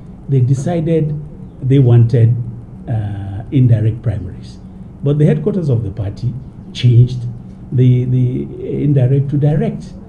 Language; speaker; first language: English; non-native, local second language; Hausa